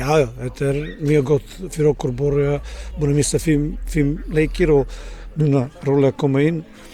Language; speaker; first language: Icelandic; non-native, learner; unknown